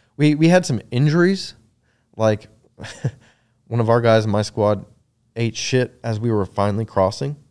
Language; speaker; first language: English; native; English